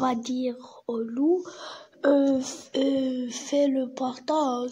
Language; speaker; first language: French; non-native, learner; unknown